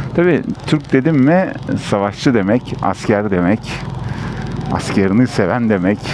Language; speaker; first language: Turkish; early bilingual, heritage; Turkish